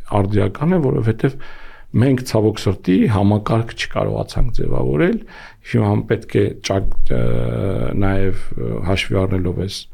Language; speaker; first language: Armenian; native; Armenian